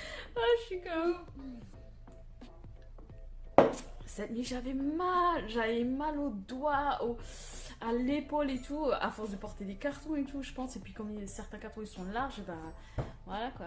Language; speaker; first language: French; native; French